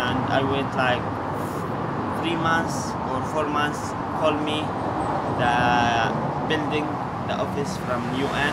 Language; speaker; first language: English; non-native, learner; Arabic